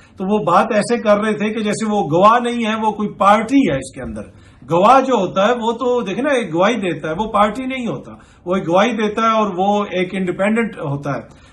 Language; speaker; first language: Urdu; native; Urdu